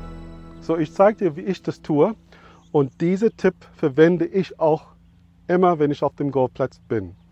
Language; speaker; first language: German; non-native, fluent; English